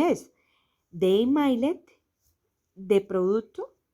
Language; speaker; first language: English; non-native, learner; Spanish